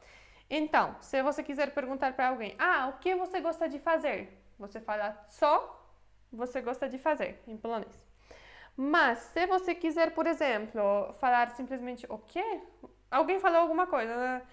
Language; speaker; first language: Portuguese; non-native, fluent; Polish